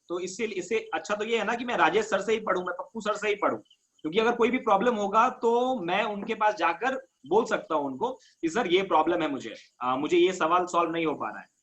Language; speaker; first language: Hindi; native; Hindi